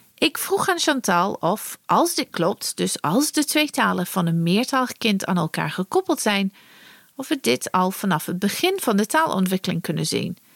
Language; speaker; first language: Dutch; non-native, fluent; English